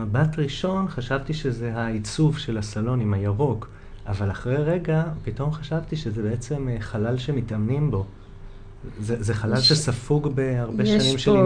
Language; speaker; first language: Hebrew; native; Hebrew